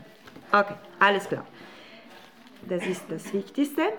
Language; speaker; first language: German; non-native, fluent; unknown